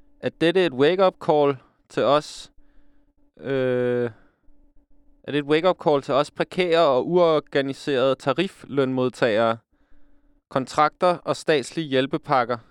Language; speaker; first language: Danish; native; Danish